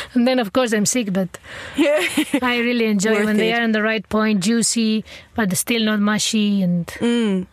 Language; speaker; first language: English; non-native, fluent; Spanish